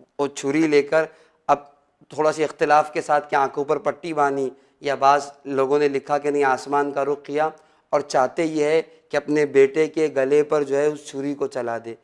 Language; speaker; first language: Urdu; native; Urdu